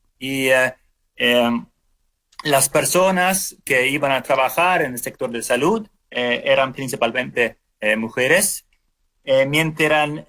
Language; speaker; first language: Spanish; non-native, fluent; Swedish